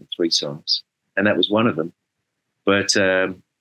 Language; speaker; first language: English; native; English